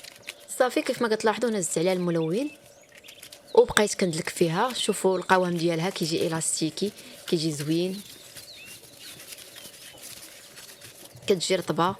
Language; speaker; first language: Arabic; native; Arabic